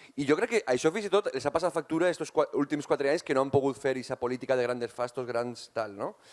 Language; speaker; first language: Catalan; native; Catalan